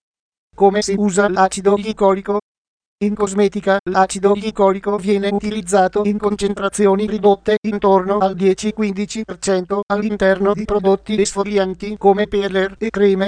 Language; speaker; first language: Italian; native; Italian